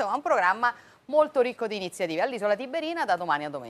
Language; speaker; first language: Italian; native; Italian